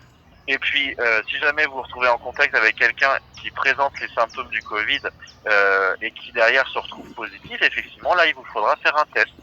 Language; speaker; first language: French; native; French